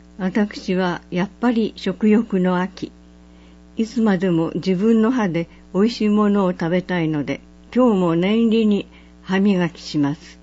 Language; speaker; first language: Japanese; native; Japanese